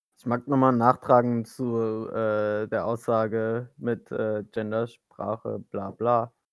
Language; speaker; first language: German; native; German